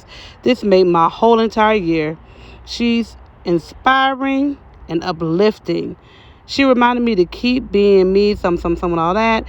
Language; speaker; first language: English; native; English